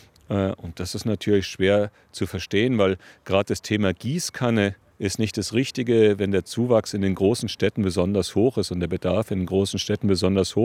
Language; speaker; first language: German; native; German